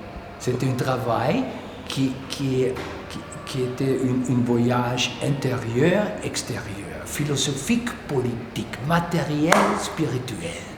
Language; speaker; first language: French; non-native, learner; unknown